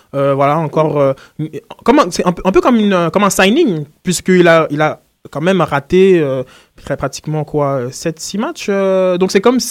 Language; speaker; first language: French; native; French